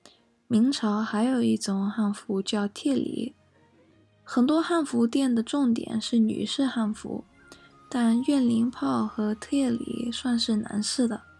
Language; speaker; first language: Chinese; early bilingual, heritage; English